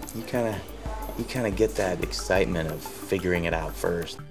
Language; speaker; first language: English; native; English